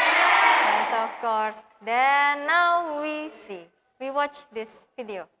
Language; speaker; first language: English; non-native, fluent; Indonesian